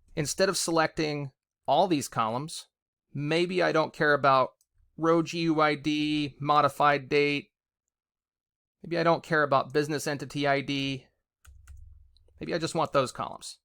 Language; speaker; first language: English; native; English